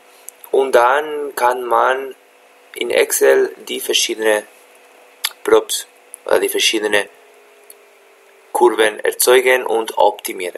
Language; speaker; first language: German; non-native, fluent; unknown